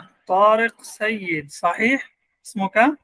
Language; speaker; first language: Arabic; non-native, fluent; Bangla